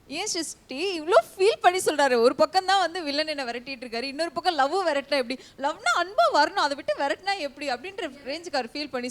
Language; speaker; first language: Tamil; native; Tamil